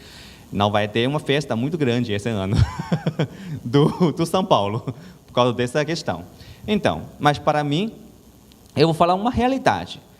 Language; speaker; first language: Portuguese; non-native, learner; Chinese